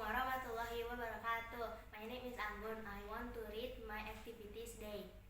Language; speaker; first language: English; non-native, learner; Indonesian